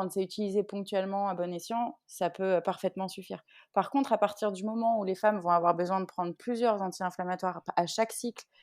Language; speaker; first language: French; native; French